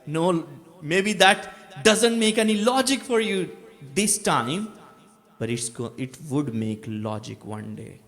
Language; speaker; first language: English; non-native, local second language; Urdu